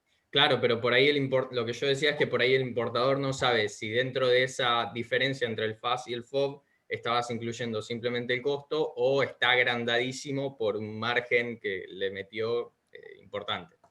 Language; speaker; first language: Spanish; native; Spanish